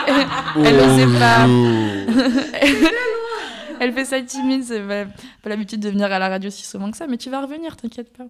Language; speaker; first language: French; native; French